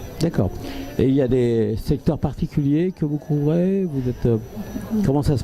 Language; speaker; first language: French; native; French